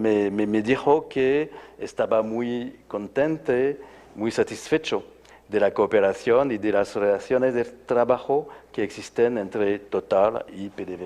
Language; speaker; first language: Spanish; non-native, fluent; French